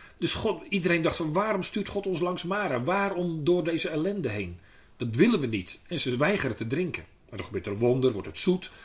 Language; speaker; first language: Dutch; native; Dutch